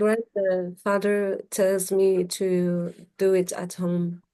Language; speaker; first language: English; non-native, fluent; Arabic